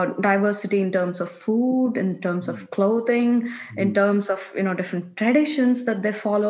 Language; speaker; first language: English; non-native, local second language; Kannada